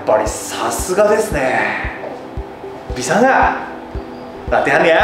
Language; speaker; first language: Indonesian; non-native, fluent; Japanese